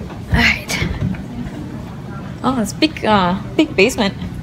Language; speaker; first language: English; non-native, fluent; Indonesian